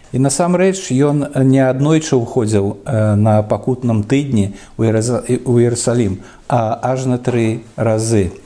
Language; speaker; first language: Belarusian; non-native, local second language; Russian